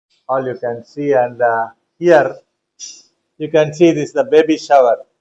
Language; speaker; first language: English; non-native, local second language; Tamil